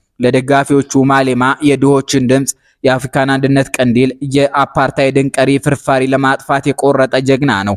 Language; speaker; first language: Amharic; native; Amharic